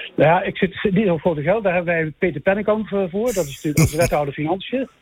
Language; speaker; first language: Dutch; native; Dutch